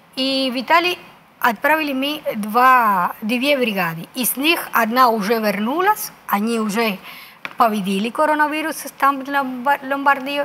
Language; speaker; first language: Russian; non-native, fluent; Spanish